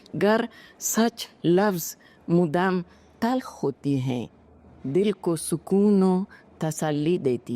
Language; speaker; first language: Hindi; non-native, fluent; Uzbek